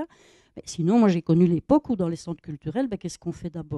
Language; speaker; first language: French; native; French